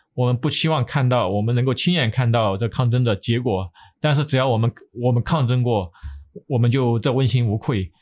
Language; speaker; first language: Chinese; native; Chinese